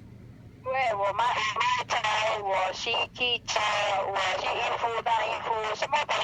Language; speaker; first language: Chinese; non-native, learner; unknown